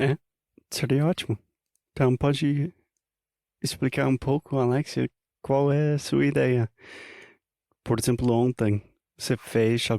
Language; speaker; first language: Portuguese; non-native, fluent; English